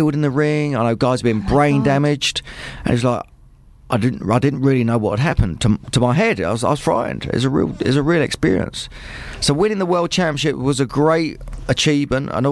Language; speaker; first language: English; native; English